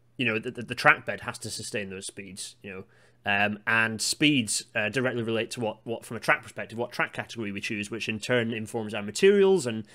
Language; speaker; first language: English; native; English